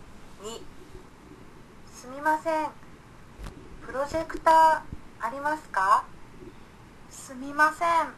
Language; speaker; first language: Japanese; non-native, learner; Indonesian